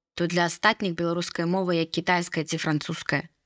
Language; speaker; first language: Belarusian; native; Belarusian